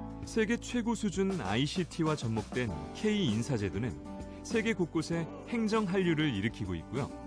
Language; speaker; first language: Korean; native; Korean